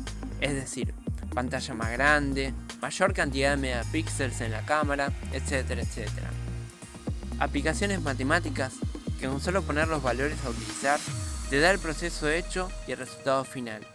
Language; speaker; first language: Spanish; native; Spanish